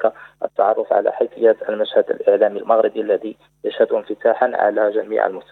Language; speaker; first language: Arabic; native; Arabic